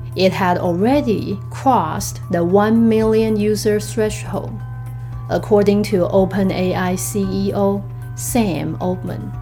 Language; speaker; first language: English; non-native, fluent; Chinese